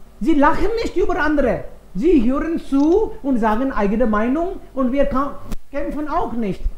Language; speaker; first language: German; non-native, fluent; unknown